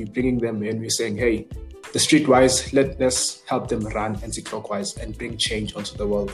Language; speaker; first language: English; non-native, local second language; Zulu